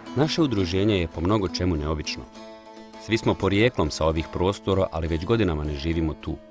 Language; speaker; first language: Bosnian; native; Bosnian